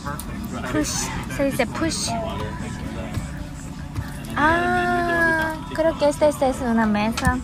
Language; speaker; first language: Spanish; non-native, learner; Japanese